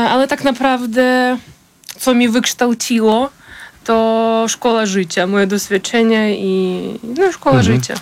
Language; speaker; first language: Polish; non-native, fluent; Ukrainian